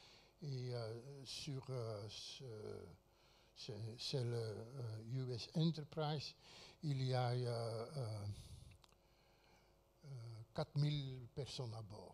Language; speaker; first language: French; non-native, fluent; Dutch